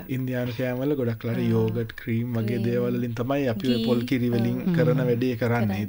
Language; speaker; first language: Sinhala; native; Sinhala